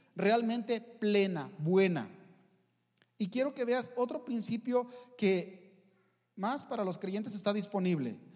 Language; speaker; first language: Spanish; native; Spanish